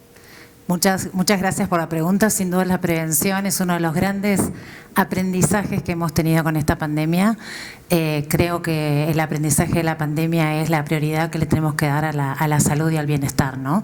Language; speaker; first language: Spanish; native; Spanish